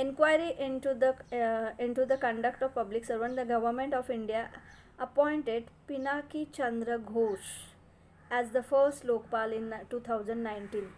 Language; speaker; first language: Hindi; non-native, local second language; Marathi